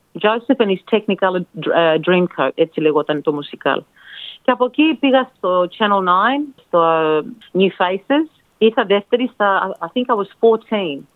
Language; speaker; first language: Greek; early bilingual, heritage; Greek